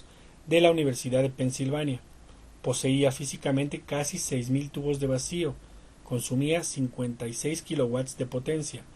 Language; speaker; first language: Spanish; native; Spanish